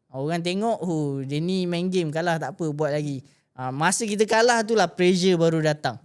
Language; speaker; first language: Malay; native; Malay